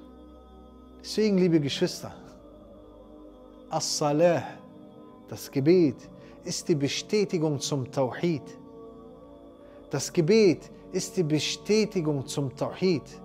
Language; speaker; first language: German; native; German